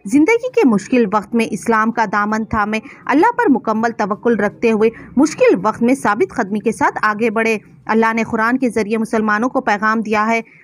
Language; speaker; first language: Hindi; non-native, local second language; Urdu